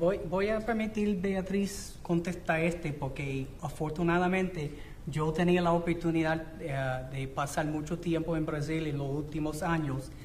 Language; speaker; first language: Spanish; non-native, fluent; English